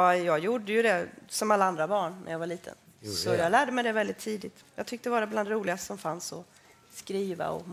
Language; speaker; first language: Swedish; native; Swedish